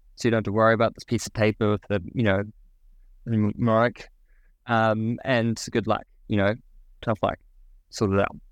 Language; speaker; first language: English; native; English